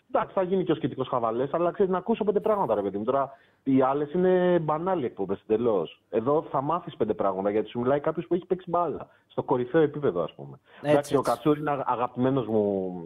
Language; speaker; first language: Greek; native; Greek